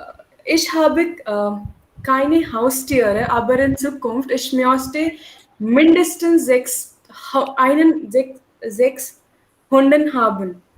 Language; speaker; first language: German; non-native, learner; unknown